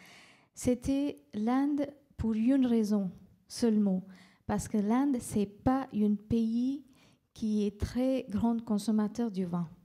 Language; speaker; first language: French; non-native, fluent; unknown